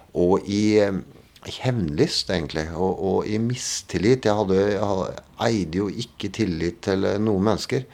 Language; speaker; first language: Norwegian; native; Norwegian